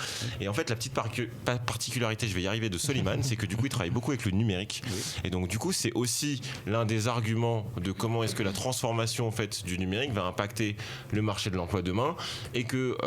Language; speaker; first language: French; native; French